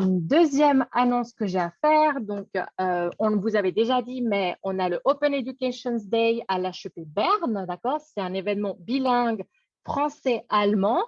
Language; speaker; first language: French; native; French